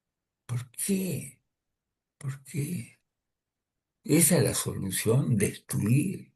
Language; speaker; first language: Spanish; early bilingual, other home language; Russian